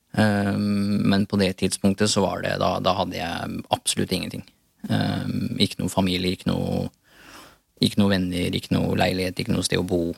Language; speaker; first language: Norwegian; early bilingual, other home language; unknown